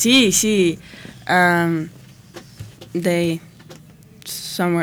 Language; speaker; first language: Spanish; non-native, learner; Italian